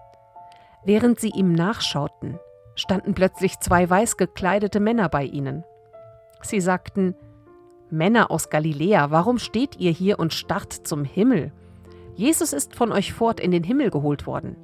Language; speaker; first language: German; native; German